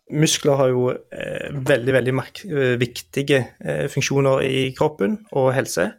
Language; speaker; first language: Norwegian; native; Norwegian